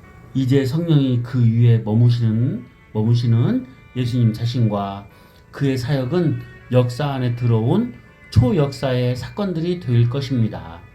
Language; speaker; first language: Korean; native; Korean